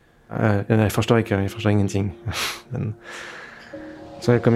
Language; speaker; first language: Norwegian; non-native, fluent; French